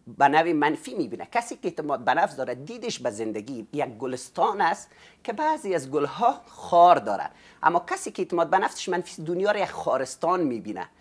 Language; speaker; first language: Persian; native; Persian